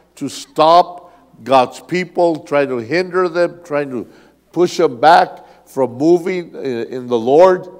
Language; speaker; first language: English; native; English